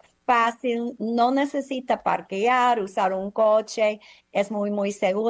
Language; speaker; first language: Spanish; non-native, fluent; English